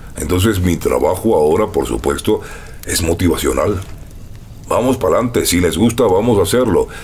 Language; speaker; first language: Spanish; native; Spanish